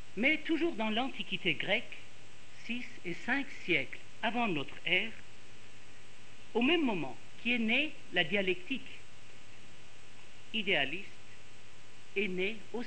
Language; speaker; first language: French; non-native, fluent; Persian